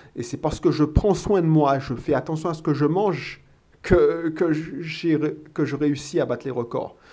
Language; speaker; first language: French; native; French